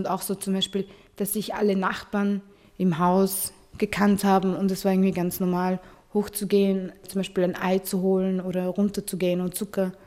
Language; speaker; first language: German; early bilingual, other home language; Arabic